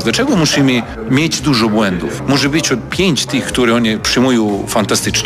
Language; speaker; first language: Polish; non-native, learner; Serbian